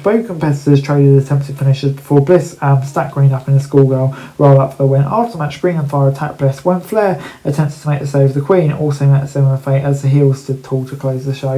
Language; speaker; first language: English; native; English